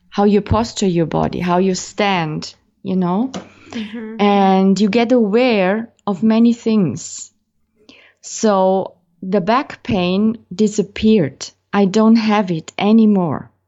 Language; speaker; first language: English; non-native, fluent; German